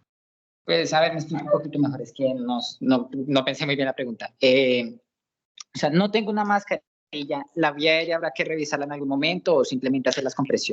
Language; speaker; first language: Spanish; native; Spanish